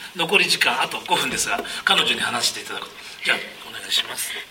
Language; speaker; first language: Japanese; native; Japanese